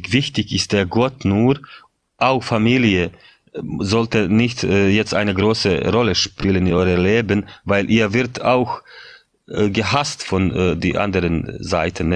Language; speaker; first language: German; non-native, fluent; Bosnian